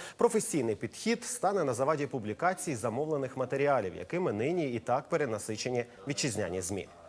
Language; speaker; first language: Ukrainian; native; Ukrainian